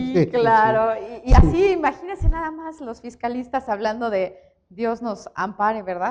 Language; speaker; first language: Spanish; native; Spanish